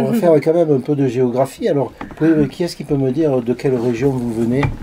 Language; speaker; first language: French; native; French